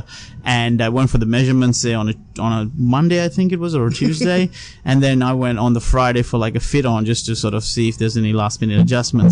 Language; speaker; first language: English; non-native, local second language; Sinhala